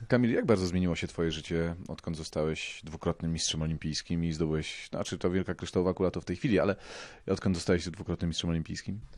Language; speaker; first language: Polish; native; Polish